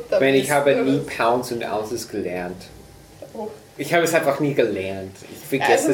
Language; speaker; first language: German; non-native, fluent; English